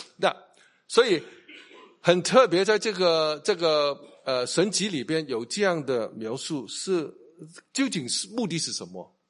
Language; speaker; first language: Chinese; non-native, local second language; Cantonese